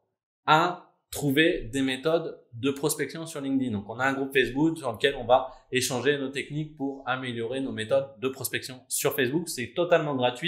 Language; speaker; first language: French; native; French